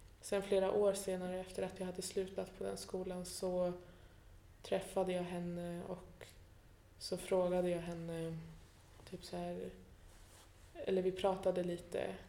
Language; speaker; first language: Swedish; early bilingual, other home language; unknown